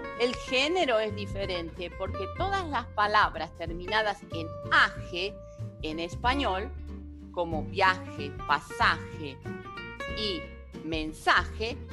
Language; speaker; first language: Spanish; non-native, fluent; Portuguese